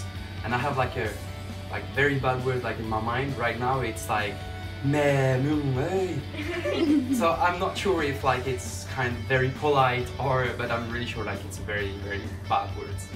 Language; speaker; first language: English; non-native, fluent; French